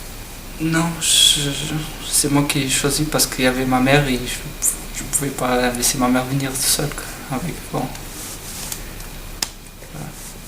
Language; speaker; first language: French; non-native, learner; Portuguese